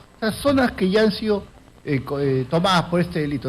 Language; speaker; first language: Spanish; native; Spanish